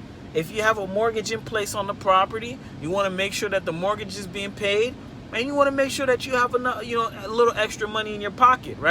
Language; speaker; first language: English; native; English